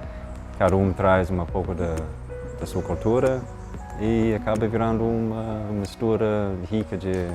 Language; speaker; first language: Portuguese; non-native, fluent; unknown